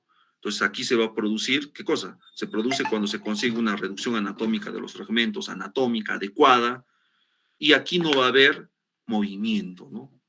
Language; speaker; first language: Spanish; native; Spanish